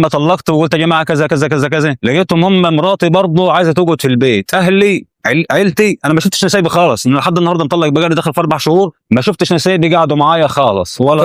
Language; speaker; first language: Arabic; native; Arabic